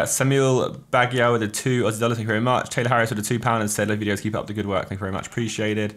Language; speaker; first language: English; native; English